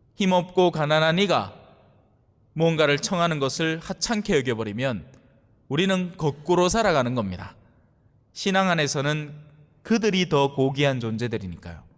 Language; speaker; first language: Korean; native; Korean